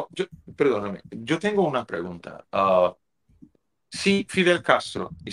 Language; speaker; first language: Spanish; non-native, fluent; Portuguese